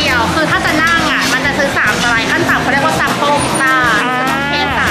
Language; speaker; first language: Thai; native; Thai